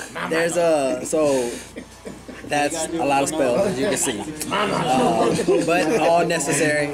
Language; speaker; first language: English; native; English